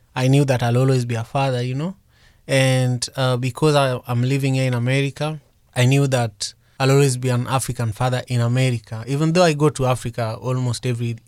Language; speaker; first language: English; non-native, local second language; Luo (Kenya and Tanzania)